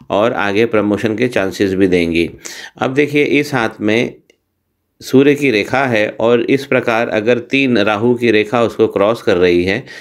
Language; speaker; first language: Hindi; native; Hindi